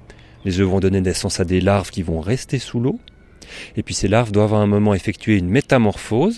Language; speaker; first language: French; native; French